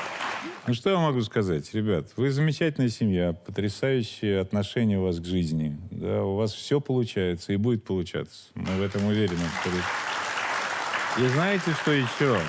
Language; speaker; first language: Russian; native; Russian